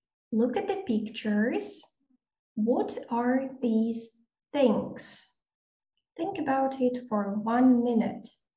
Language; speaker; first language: English; non-native, fluent; Russian